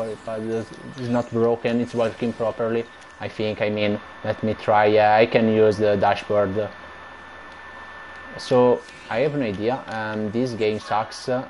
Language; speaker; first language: English; non-native, fluent; Italian